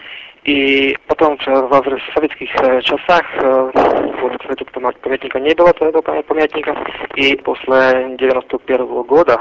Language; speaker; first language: Russian; non-native, fluent; Czech